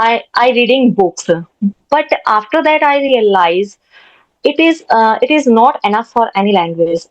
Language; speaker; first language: English; non-native, learner; Hindi